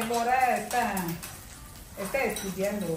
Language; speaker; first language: Spanish; non-native, learner; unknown